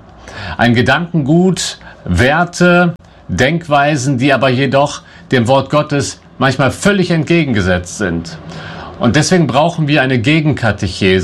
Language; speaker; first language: German; native; German